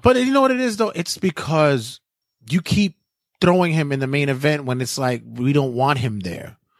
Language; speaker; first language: English; native; English